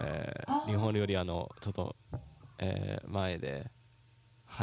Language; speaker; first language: Japanese; non-native, fluent; English